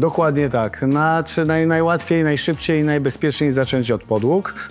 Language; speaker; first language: Polish; native; Polish